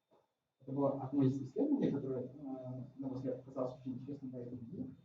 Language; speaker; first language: Russian; native; Russian